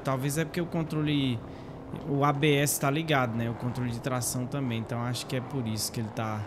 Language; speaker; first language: Portuguese; native; Portuguese